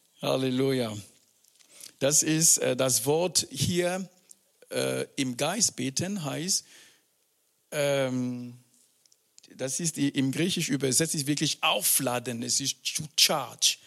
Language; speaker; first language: German; non-native, fluent; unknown